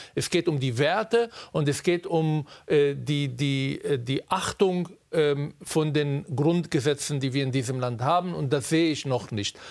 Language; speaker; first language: German; non-native, fluent; Arabic